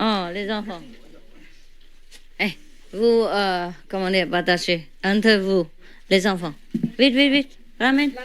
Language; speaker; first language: French; non-native, learner; Vietnamese